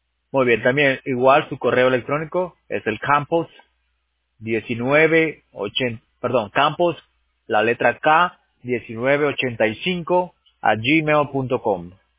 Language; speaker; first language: Spanish; native; Spanish